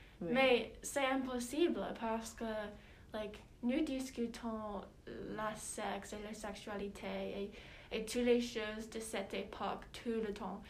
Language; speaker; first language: French; non-native, learner; English